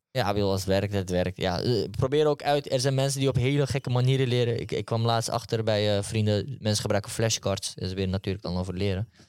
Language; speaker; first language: Dutch; early bilingual, other home language; Turkish